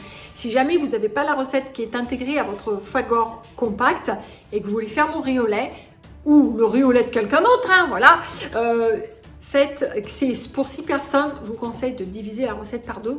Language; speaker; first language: French; native; French